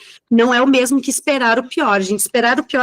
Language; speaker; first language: Portuguese; native; Portuguese